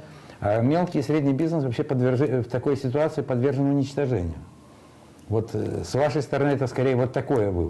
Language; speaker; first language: Russian; native; Russian